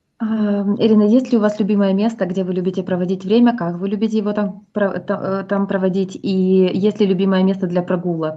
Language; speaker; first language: Russian; native; Russian